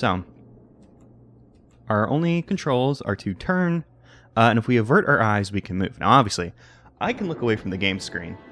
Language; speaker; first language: English; native; English